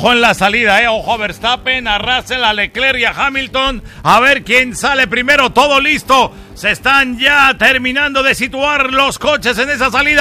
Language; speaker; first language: Spanish; native; Spanish